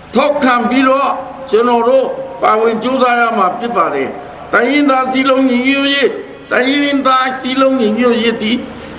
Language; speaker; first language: Burmese; non-native, local second language; Pa'o Karen